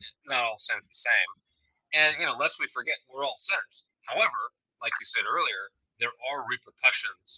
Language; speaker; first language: English; native; English